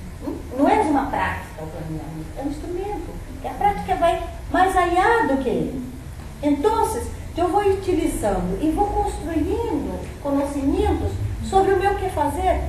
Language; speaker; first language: Spanish; non-native, fluent; Portuguese